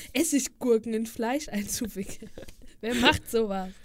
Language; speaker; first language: German; native; German